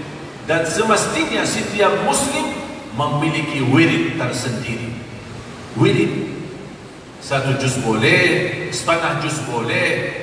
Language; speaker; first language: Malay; non-native, fluent; Arabic